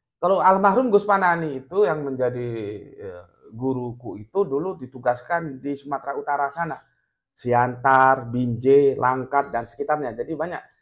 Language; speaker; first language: Indonesian; non-native, local second language; Javanese